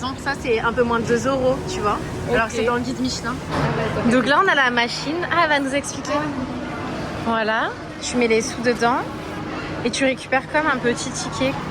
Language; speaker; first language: French; native; French